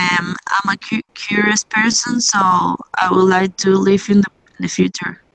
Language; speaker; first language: English; non-native, learner; Spanish